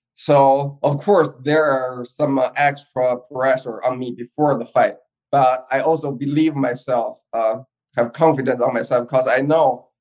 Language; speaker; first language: English; non-native, fluent; Chinese